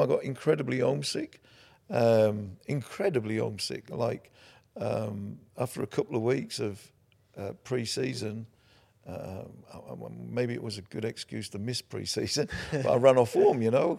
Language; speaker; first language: English; native; English